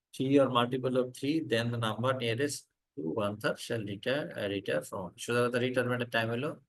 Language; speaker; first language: English; non-native, local second language; Bangla